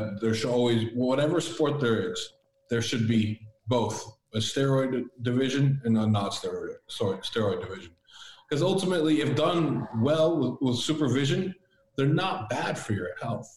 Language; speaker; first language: English; early bilingual, other home language; Latvian